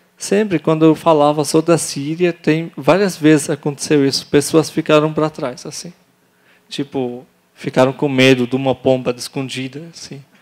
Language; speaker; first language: Portuguese; non-native, learner; Arabic